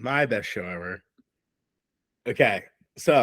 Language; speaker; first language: English; native; English